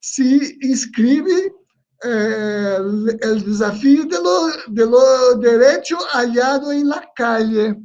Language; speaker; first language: Spanish; non-native, learner; Portuguese